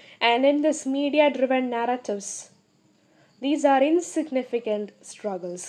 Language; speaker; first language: English; non-native, local second language; Malayalam